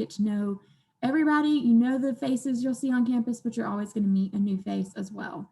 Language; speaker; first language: English; native; English